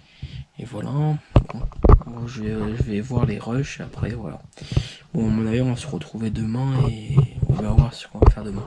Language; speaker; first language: French; native; French